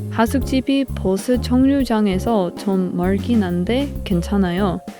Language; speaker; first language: Korean; non-native, learner; English